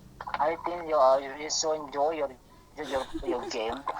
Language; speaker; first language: English; non-native, learner; Indonesian